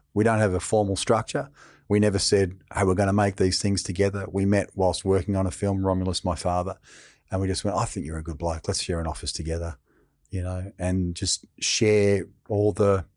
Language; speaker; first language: English; native; English